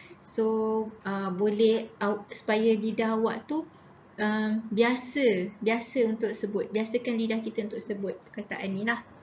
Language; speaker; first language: Malay; native; Malay